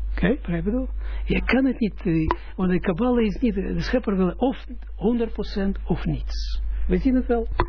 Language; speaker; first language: Dutch; non-native, fluent; Russian